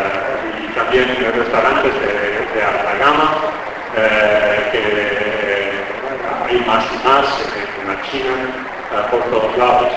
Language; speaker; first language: Spanish; non-native, fluent; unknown